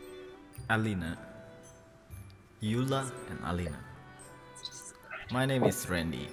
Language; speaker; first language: English; non-native, fluent; Indonesian